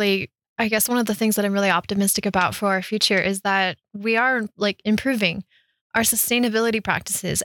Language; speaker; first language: English; native; English